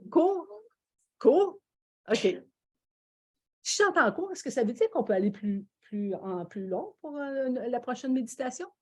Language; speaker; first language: French; native; French